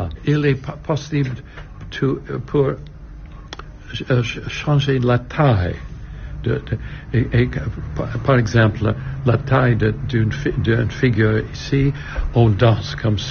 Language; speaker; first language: French; non-native, learner; English